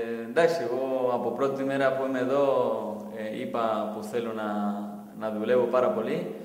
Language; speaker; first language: Greek; non-native, fluent; Spanish